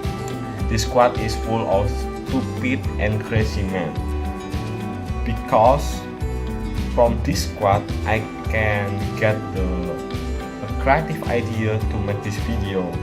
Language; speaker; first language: English; non-native, learner; Indonesian